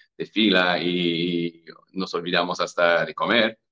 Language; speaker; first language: Spanish; non-native, fluent; English